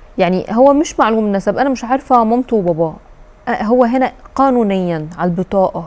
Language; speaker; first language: Arabic; native; Arabic